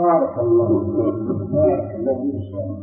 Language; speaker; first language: Arabic; native; Arabic